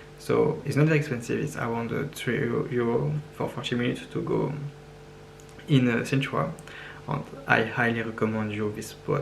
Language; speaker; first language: English; non-native, learner; French